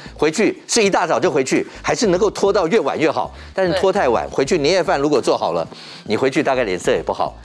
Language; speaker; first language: Chinese; native; Chinese